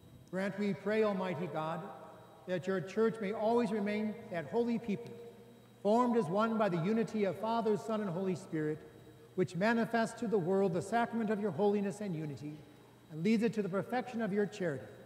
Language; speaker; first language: English; native; English